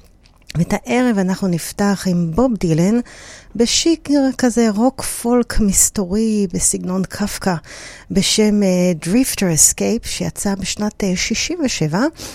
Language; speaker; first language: Hebrew; native; Hebrew